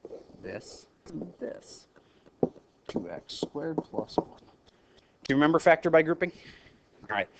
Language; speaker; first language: English; native; English